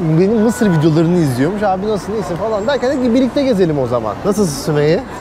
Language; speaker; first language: Turkish; native; Turkish